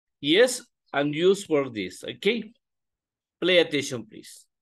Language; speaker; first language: English; non-native, learner; Spanish